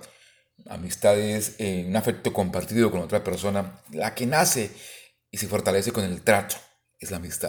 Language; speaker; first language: Spanish; native; Spanish